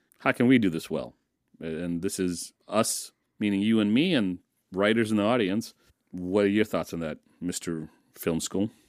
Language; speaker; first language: English; early bilingual, other home language; Russian